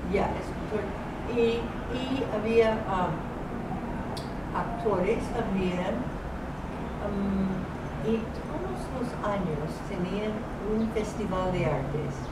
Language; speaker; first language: Spanish; non-native, fluent; English